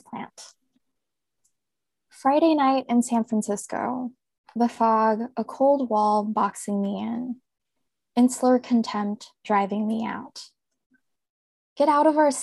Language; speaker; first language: English; native; English